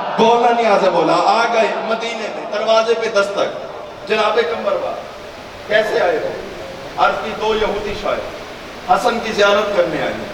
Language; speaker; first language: Urdu; non-native, local second language; Saraiki